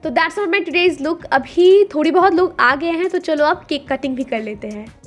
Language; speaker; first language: Hindi; non-native, local second language; Bangla